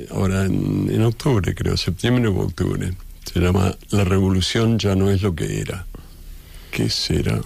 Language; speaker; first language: Spanish; native; Spanish